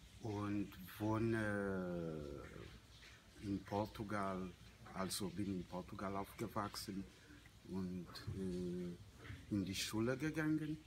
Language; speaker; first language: German; non-native, fluent; Portuguese